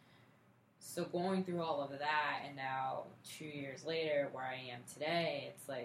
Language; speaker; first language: English; native; English